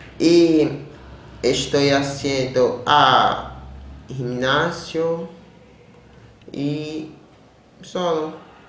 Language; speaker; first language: Spanish; non-native, learner; Portuguese